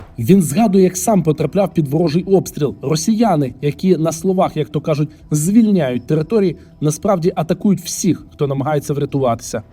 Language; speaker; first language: Ukrainian; native; Ukrainian